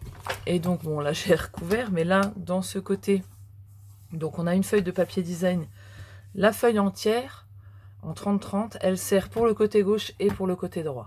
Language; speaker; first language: French; native; French